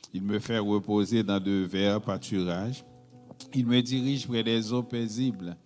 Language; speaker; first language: French; non-native, local second language; Haitian Creole